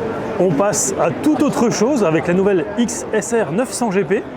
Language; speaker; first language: French; native; French